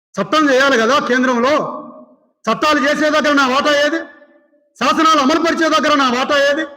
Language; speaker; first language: Telugu; non-native, local second language; Lambadi